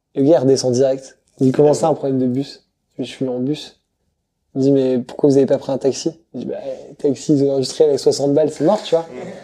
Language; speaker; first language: French; native; French